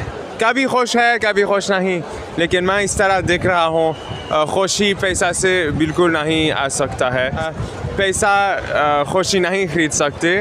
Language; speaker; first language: Hindi; non-native, learner; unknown